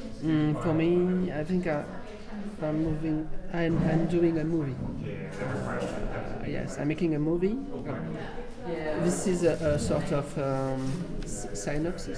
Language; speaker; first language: English; non-native, learner; French